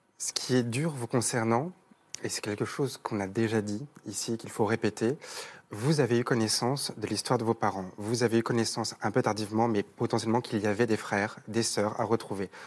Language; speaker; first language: French; native; French